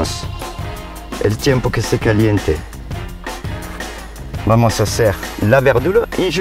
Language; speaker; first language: Spanish; non-native, learner; French